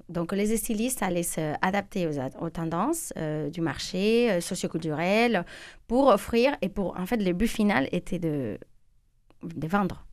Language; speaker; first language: French; non-native, fluent; Spanish